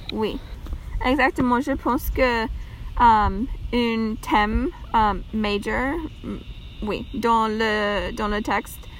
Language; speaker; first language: French; non-native, learner; English